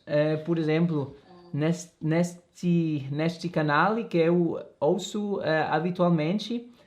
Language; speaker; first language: Portuguese; non-native, learner; Spanish